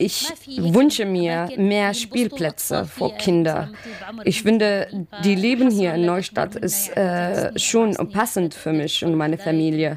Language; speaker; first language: German; non-native, learner; Arabic